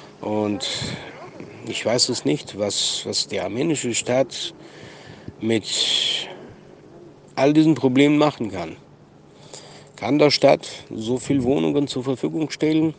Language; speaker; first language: German; non-native, fluent; Armenian